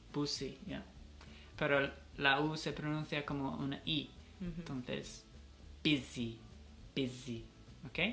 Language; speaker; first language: Spanish; non-native, fluent; English